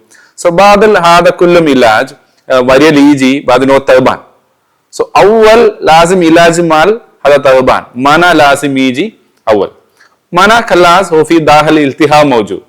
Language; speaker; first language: Arabic; non-native, learner; Malayalam